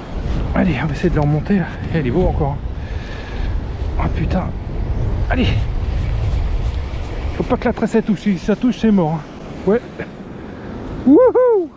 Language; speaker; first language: French; native; French